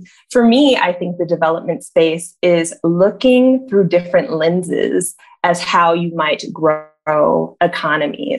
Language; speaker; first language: English; native; English